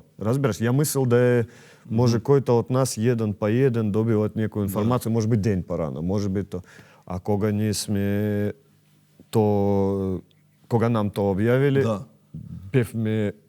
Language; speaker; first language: Macedonian; non-native, learner; Russian